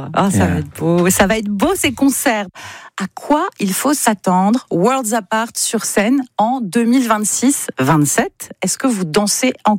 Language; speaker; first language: French; native; French